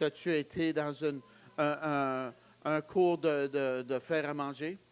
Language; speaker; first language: French; native; French